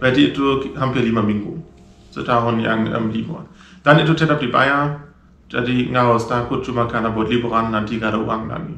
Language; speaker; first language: Indonesian; non-native, learner; German